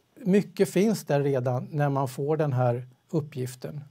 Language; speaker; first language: Swedish; native; Swedish